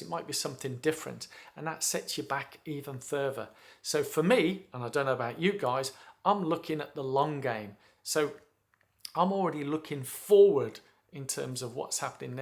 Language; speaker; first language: English; native; English